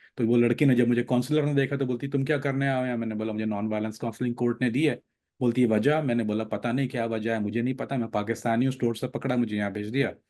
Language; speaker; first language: Urdu; native; Urdu